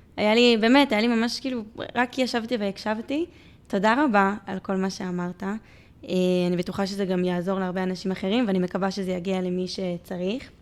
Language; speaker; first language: Hebrew; native; Hebrew